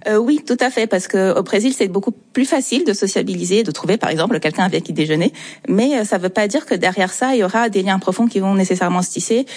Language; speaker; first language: French; non-native, fluent; Portuguese